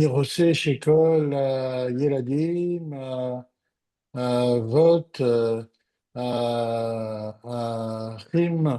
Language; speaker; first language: Hebrew; non-native, learner; French